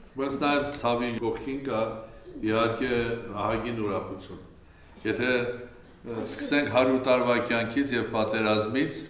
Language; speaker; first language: Armenian; native; Armenian